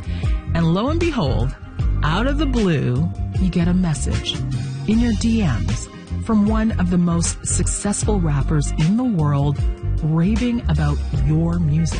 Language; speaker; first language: English; native; English